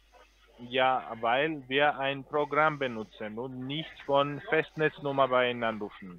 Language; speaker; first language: German; non-native, learner; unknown